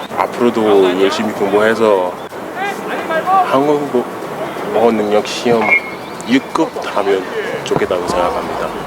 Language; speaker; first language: Korean; non-native, fluent; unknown